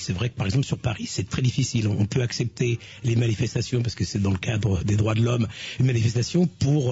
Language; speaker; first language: French; native; French